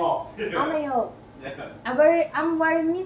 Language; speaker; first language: English; non-native, learner; Chinese